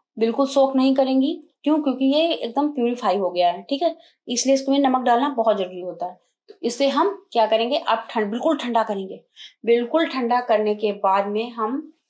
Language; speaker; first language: Hindi; native; Hindi